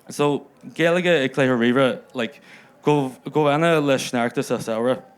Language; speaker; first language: Irish; non-native, local second language; English